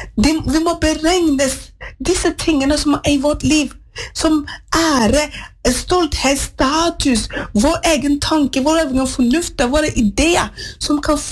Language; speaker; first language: Norwegian; non-native, fluent; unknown